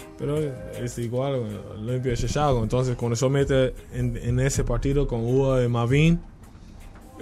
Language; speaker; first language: Spanish; non-native, learner; English